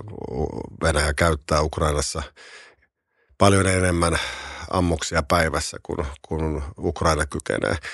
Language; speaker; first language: Finnish; native; Finnish